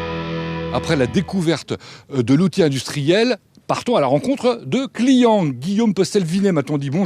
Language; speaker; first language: French; native; French